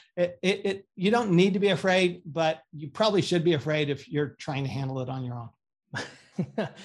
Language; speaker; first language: English; native; English